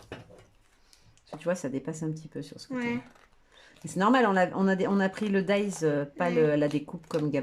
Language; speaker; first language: French; native; French